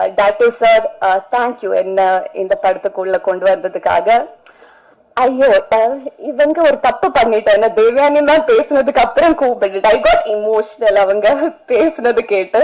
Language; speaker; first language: Tamil; non-native, fluent; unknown